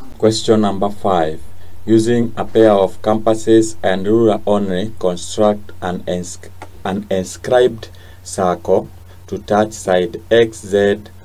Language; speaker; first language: English; non-native, local second language; Swahili